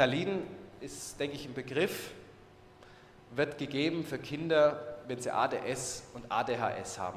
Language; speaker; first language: German; native; German